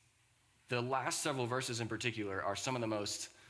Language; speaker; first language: English; native; English